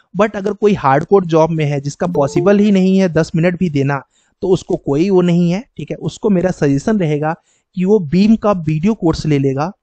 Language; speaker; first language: Hindi; native; Hindi